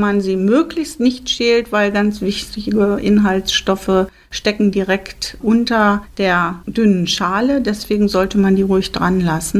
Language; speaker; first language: German; native; German